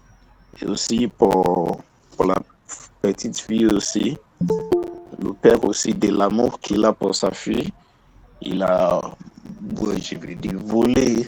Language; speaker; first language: French; non-native, learner; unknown